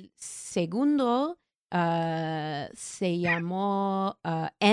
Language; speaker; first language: Spanish; non-native, learner; English